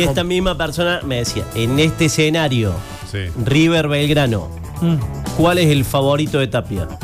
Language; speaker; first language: Spanish; native; Spanish